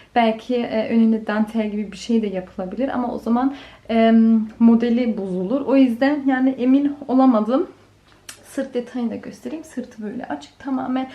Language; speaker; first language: Turkish; early bilingual, heritage; Turkish